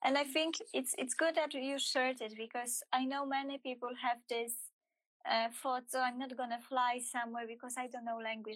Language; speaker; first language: English; non-native, fluent; Polish